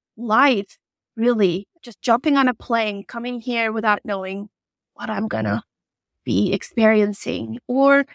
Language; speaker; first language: English; non-native, fluent; Turkish